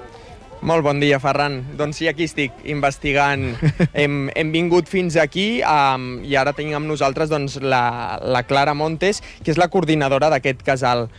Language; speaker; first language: Catalan; native; Catalan